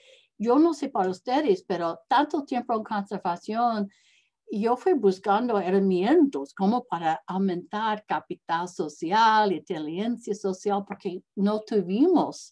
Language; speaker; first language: Spanish; non-native, learner; English